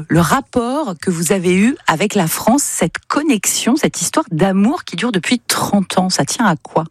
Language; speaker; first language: French; native; French